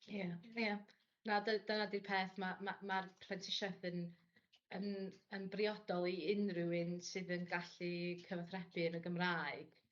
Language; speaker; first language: Welsh; native; Welsh